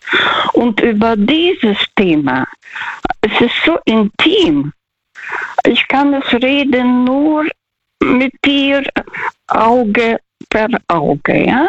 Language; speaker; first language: German; non-native, fluent; Russian